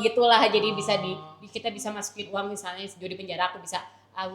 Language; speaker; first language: Indonesian; native; Indonesian